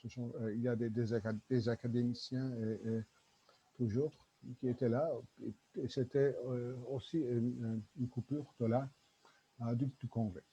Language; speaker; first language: French; non-native, learner; Turkish